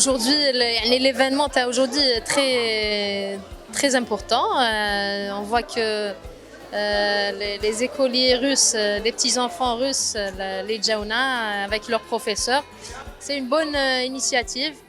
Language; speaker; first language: French; non-native, local second language; Arabic